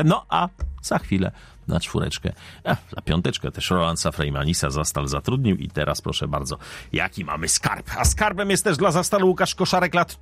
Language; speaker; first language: Polish; native; Polish